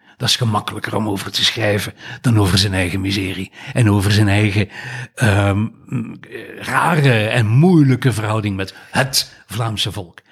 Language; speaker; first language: Dutch; native; Dutch